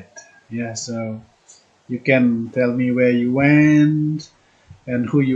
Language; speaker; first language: English; non-native, fluent; Indonesian